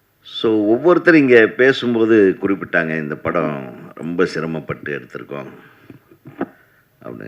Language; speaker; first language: Tamil; native; Tamil